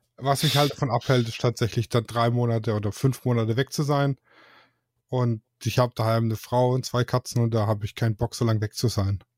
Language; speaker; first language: German; native; German